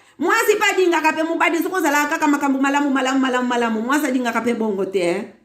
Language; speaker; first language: Lingala; non-native, local second language; Kongo